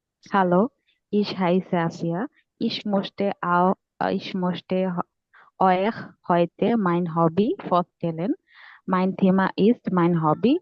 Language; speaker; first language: German; non-native, learner; Bangla